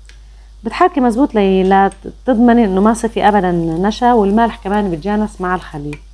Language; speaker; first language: Arabic; native; Arabic